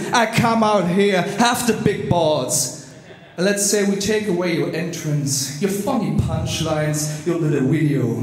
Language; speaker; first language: English; non-native, fluent; German